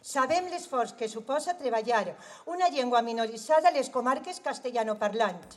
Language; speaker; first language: Catalan; native; Catalan